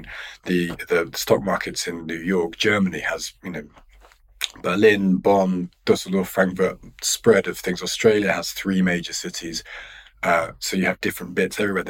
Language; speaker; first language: English; native; English